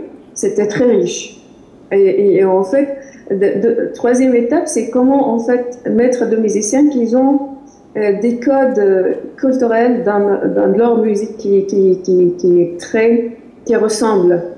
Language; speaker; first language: French; non-native, fluent; Arabic